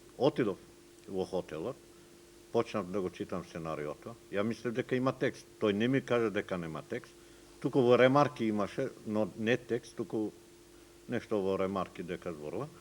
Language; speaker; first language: Macedonian; non-native, local second language; Turkish